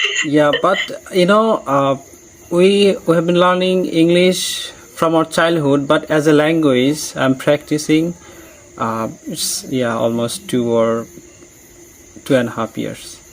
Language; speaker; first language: English; non-native, learner; Bangla